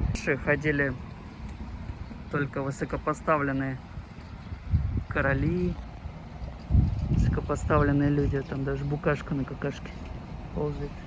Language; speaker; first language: Russian; native; Russian